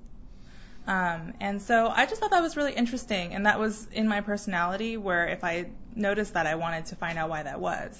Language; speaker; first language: English; native; English